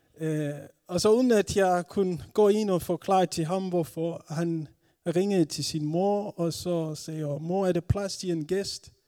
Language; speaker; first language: Danish; non-native, fluent; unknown